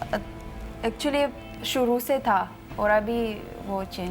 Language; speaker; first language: Hindi; non-native, fluent; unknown